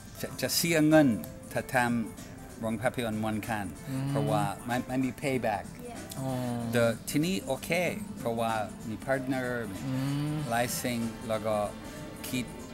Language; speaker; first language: Thai; non-native, learner; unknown